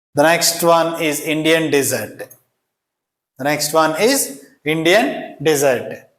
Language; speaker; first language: English; non-native, local second language; Telugu